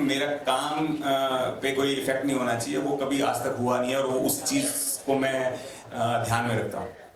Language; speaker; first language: Hindi; native; Hindi